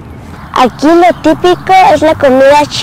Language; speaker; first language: Spanish; early bilingual, other home language; Cantonese